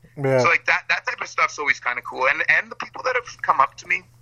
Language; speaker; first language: English; native; English